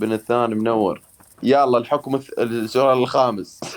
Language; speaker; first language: Arabic; native; Arabic